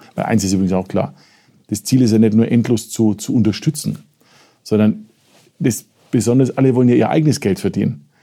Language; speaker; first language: German; native; German